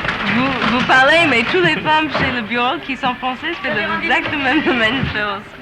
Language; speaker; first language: French; non-native, learner; English